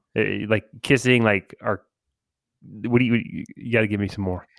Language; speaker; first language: English; early bilingual, other home language; Spanish